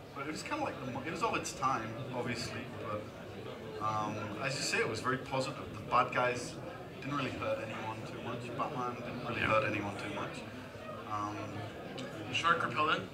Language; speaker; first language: English; native; English